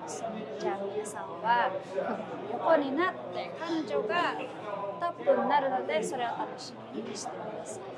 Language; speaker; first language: Japanese; non-native, fluent; Filipino